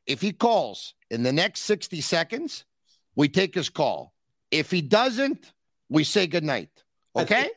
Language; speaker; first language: English; native; English